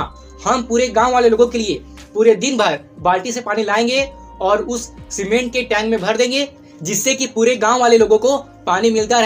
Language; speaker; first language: Hindi; native; Hindi